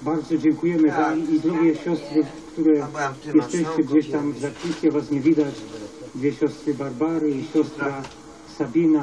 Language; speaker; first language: Polish; native; Polish